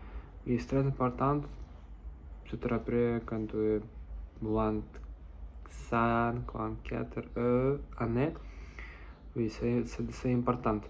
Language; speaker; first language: French; non-native, learner; Russian